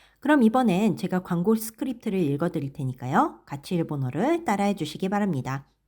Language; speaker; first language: Korean; native; Korean